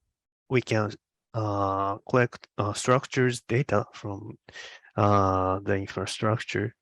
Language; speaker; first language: English; non-native, learner; Japanese